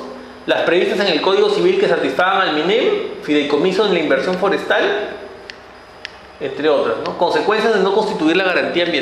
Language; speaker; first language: Spanish; native; Spanish